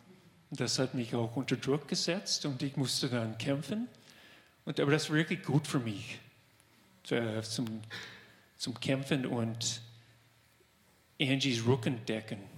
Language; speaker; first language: German; non-native, fluent; English